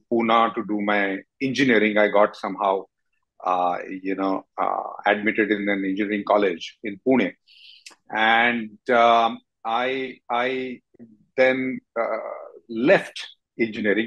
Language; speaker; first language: English; non-native, local second language; Marathi